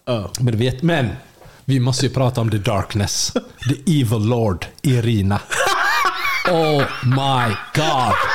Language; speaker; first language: Swedish; early bilingual, other home language; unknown